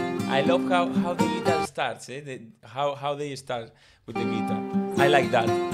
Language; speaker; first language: English; non-native, fluent; Spanish